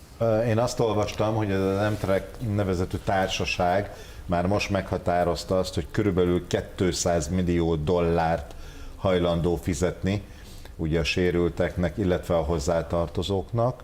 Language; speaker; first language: Hungarian; native; Hungarian